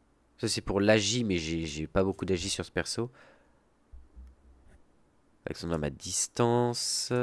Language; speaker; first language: French; native; French